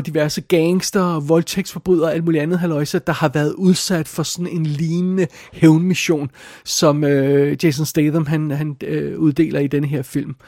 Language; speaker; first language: Danish; native; Danish